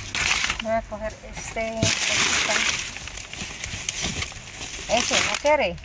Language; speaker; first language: Spanish; non-native, learner; Filipino